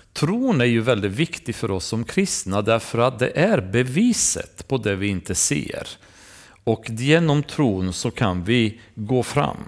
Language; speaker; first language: Swedish; non-native, fluent; Romanian